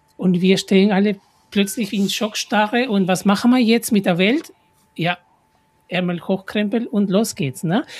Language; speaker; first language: German; non-native, fluent; Spanish